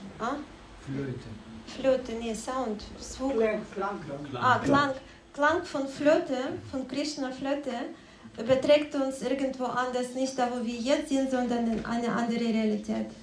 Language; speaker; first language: German; non-native, fluent; Russian